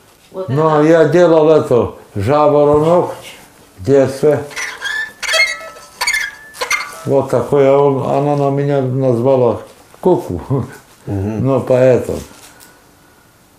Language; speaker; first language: Russian; non-native, local second language; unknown